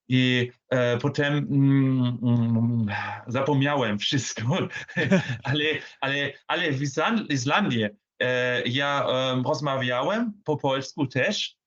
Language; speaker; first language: Polish; non-native, learner; German